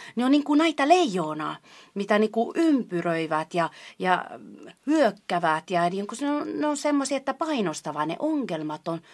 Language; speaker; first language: Finnish; non-native, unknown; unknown